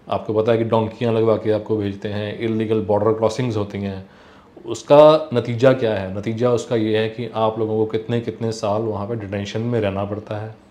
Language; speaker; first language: Hindi; non-native, local second language; Punjabi